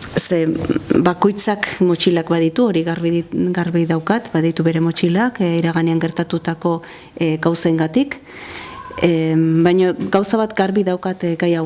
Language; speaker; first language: Basque; native; Basque